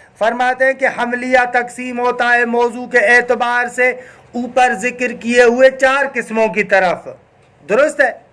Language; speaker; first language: Urdu; non-native, local second language; Sindhi